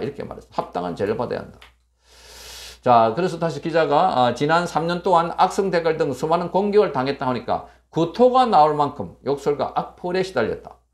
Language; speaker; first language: Korean; native; Korean